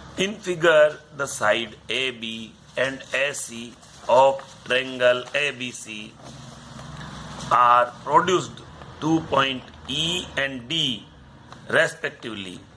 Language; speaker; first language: English; non-native, local second language; Hindi